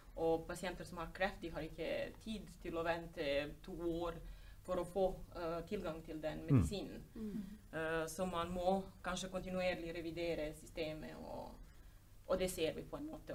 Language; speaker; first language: Norwegian; non-native, fluent; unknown